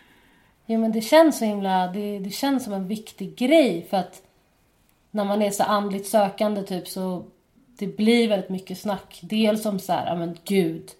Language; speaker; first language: Swedish; native; Swedish